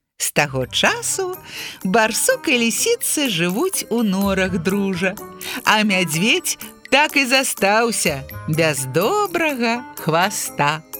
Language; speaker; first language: Belarusian; native; Belarusian